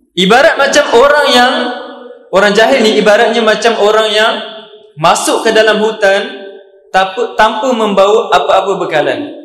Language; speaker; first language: Malay; native; Malay